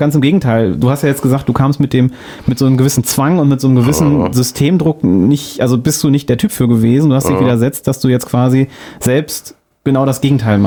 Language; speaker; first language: German; native; German